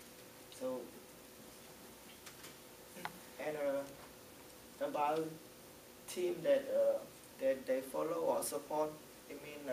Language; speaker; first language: English; non-native, learner; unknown